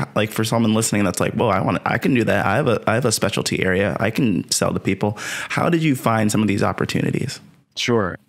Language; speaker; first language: English; native; English